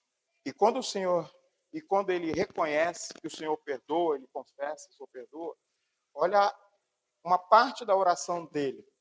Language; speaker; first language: Portuguese; native; Portuguese